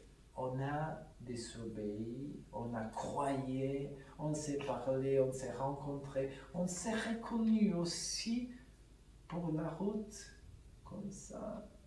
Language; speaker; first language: French; non-native, fluent; Italian